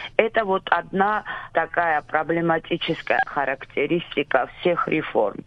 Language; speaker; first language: Russian; non-native, local second language; Georgian